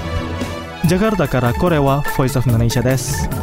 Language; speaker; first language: Japanese; non-native, fluent; Indonesian